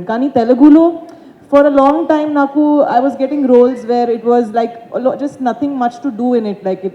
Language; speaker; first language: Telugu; non-native, learner; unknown